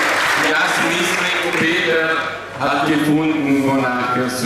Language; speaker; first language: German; non-native, fluent; Slovenian